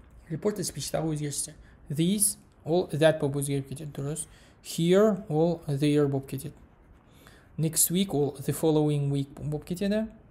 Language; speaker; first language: English; non-native, fluent; Kazakh